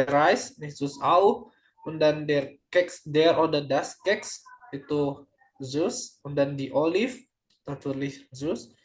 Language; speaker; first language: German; non-native, learner; Indonesian